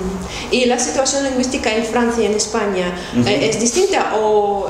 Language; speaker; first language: Spanish; non-native, fluent; Russian